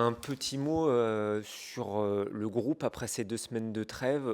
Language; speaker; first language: French; native; French